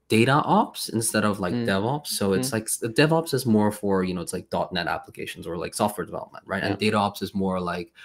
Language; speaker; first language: English; non-native, fluent; Swedish